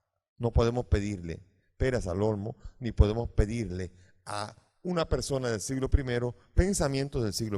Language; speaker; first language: Spanish; native; Spanish